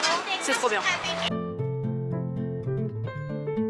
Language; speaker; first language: French; native; French